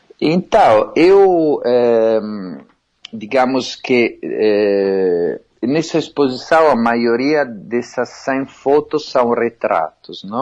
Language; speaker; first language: Portuguese; non-native, fluent; Italian